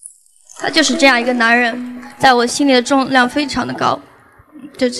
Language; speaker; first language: Chinese; native; Chinese